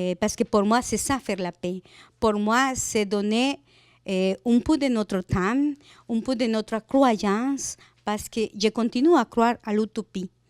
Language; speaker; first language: French; non-native, fluent; Spanish